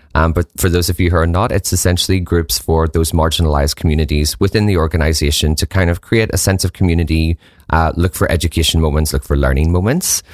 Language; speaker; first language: English; native; English